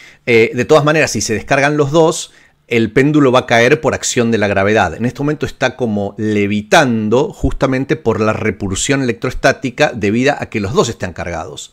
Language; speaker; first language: Spanish; native; Spanish